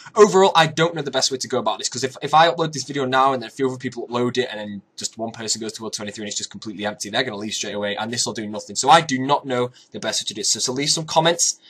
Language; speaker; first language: English; native; English